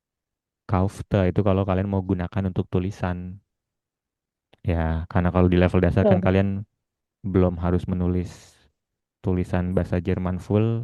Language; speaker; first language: Indonesian; native; Indonesian